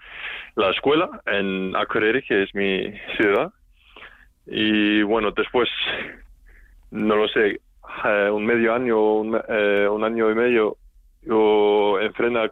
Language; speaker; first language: Spanish; non-native, learner; Icelandic